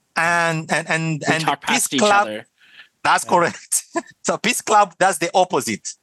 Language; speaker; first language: English; non-native, fluent; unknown